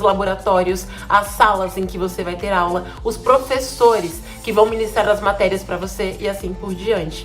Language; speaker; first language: Portuguese; native; Portuguese